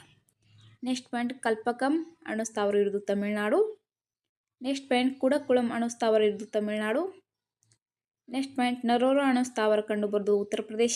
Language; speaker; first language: Kannada; native; Kannada